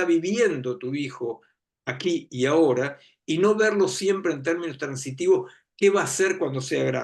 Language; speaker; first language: Spanish; native; Spanish